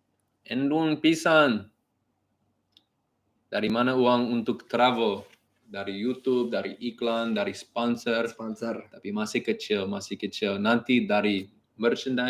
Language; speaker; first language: Indonesian; non-native, learner; English